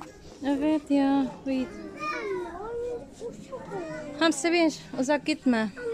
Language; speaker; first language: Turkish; non-native, learner; Filipino